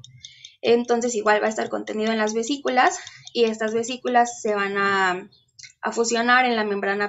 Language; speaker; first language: Spanish; native; Spanish